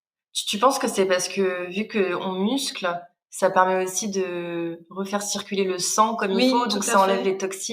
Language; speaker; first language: French; native; French